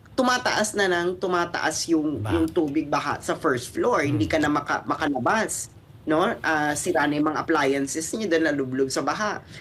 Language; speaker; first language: Filipino; native; Filipino